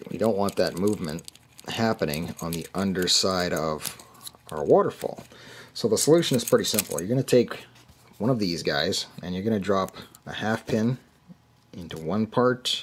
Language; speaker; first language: English; native; English